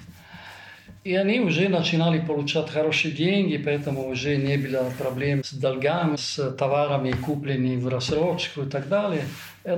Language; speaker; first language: Russian; non-native, fluent; Italian